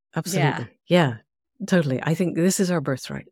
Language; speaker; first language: English; native; English